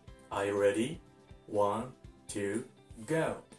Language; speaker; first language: English; non-native, fluent; Japanese